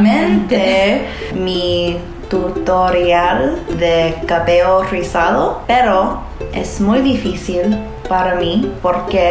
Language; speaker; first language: Spanish; non-native, learner; English